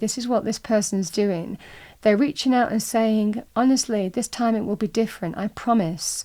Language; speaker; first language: English; native; English